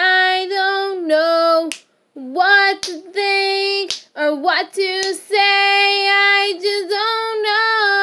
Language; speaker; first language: English; native; English